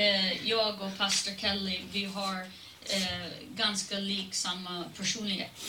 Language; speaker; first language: Swedish; non-native, fluent; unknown